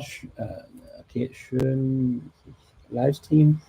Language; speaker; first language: German; non-native, fluent; English